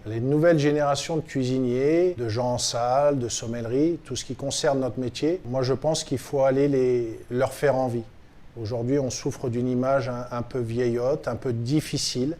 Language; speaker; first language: French; native; French